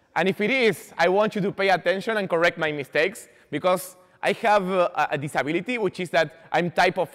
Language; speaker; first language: English; non-native, fluent; Spanish